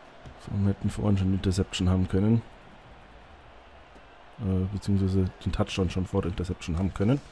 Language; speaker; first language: German; native; German